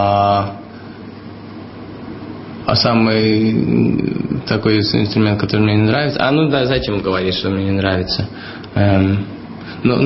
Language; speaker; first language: Russian; early bilingual, heritage; Russian